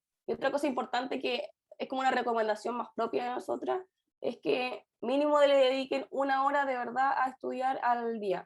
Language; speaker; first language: Spanish; native; Spanish